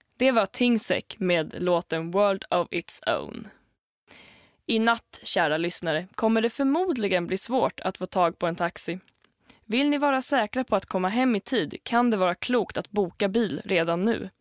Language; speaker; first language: Swedish; native; Swedish